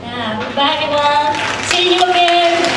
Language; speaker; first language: English; non-native, learner; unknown